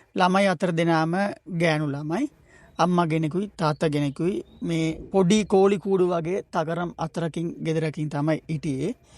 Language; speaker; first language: Sinhala; non-native, local second language; Tamil